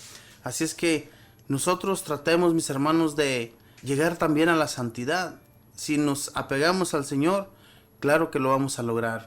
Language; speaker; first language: Spanish; native; Spanish